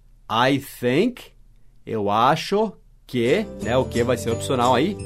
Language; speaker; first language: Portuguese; non-native, fluent; English